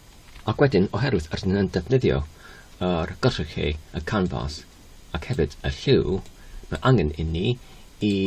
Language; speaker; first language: Welsh; non-native, learner; English